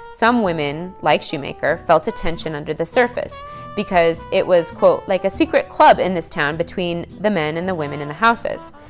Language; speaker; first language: English; native; English